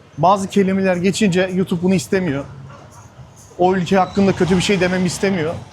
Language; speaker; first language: Turkish; native; Turkish